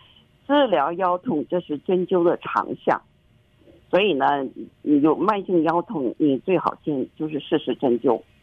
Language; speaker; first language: Chinese; native; Chinese